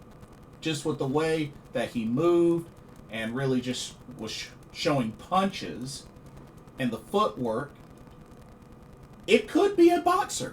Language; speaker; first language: English; native; English